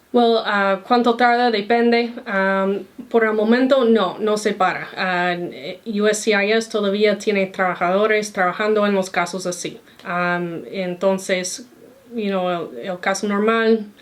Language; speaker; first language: Spanish; non-native, fluent; English